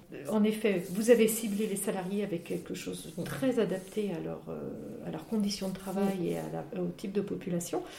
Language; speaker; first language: French; native; French